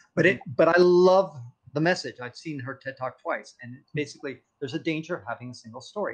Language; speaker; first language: English; native; English